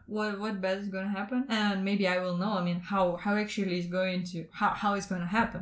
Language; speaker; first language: English; non-native, fluent; Russian